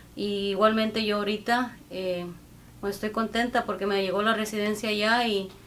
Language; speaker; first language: Spanish; native; Spanish